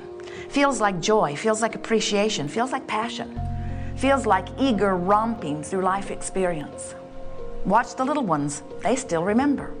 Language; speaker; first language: English; native; English